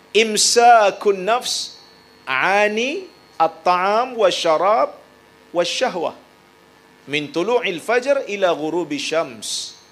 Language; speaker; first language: Malay; native; Malay